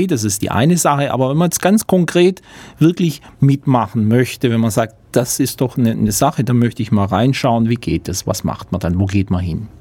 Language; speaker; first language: German; native; German